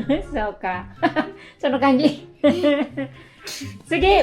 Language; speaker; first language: Japanese; non-native, fluent; Filipino